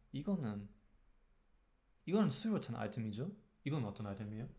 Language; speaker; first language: Korean; non-native, learner; German